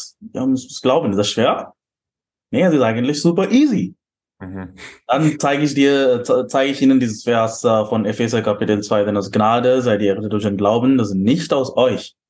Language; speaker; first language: German; non-native, fluent; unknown